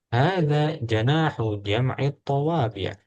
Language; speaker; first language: Arabic; non-native, fluent; Indonesian